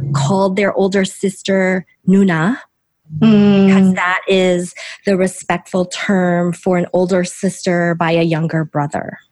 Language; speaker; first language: English; early bilingual, other home language; Korean